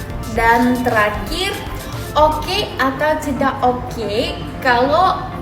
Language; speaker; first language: Indonesian; non-native, learner; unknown